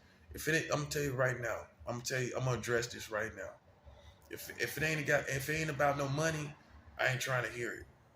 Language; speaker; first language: English; native; English